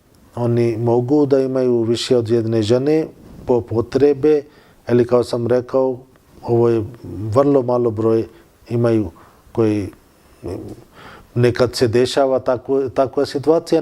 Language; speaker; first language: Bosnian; non-native, learner; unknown